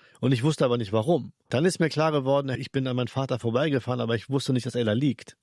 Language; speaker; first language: German; early bilingual, other home language; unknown